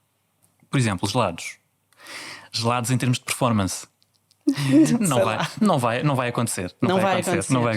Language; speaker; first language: Portuguese; native; Portuguese